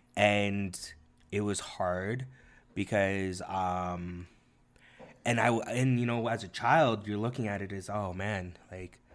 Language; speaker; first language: English; non-native, fluent; Korean